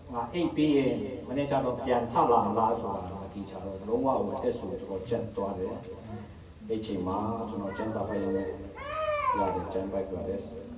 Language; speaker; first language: Burmese; non-native, local second language; Hakha Chin